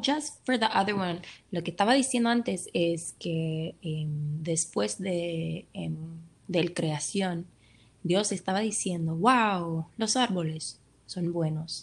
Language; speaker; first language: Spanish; early bilingual, heritage; Spanish